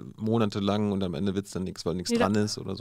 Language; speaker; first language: German; native; German